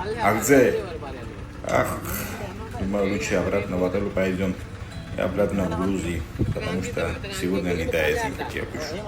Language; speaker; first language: Russian; non-native, learner; Georgian